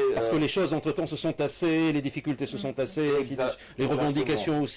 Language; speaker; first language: French; native; French